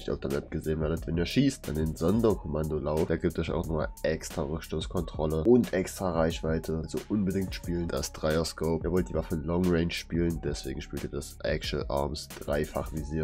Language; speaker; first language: German; native; German